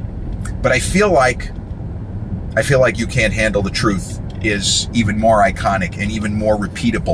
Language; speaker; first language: English; native; English